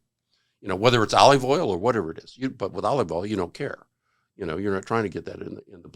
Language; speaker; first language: English; native; English